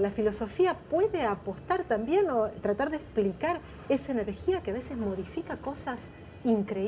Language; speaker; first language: Spanish; native; Spanish